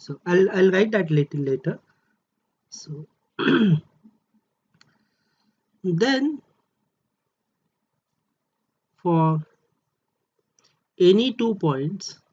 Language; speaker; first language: English; non-native, local second language; Marathi